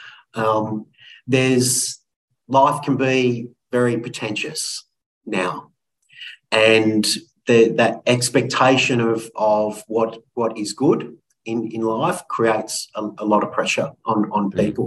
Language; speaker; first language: English; native; English